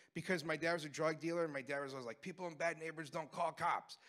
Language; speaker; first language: English; native; English